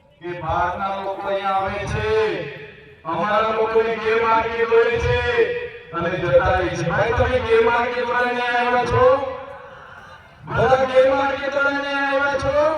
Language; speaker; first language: Gujarati; non-native, local second language; Bhili